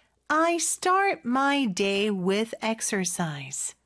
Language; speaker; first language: English; non-native, fluent; Korean